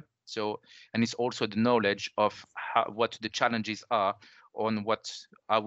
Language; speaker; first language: English; non-native, fluent; French